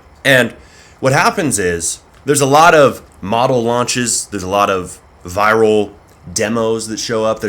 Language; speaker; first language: English; native; English